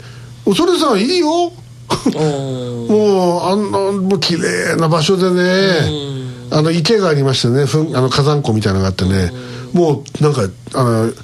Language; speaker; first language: Japanese; native; Japanese